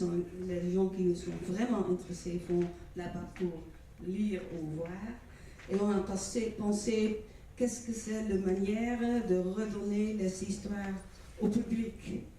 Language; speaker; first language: French; non-native, fluent; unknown